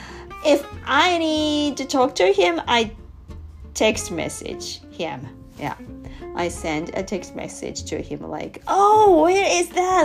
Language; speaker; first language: English; non-native, learner; Japanese